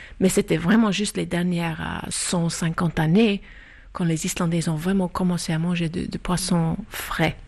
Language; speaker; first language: French; non-native, fluent; Icelandic